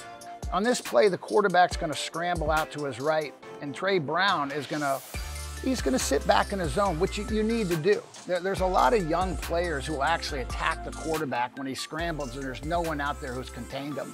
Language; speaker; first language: English; native; English